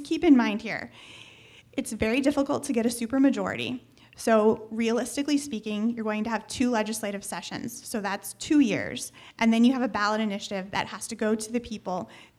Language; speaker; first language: English; native; English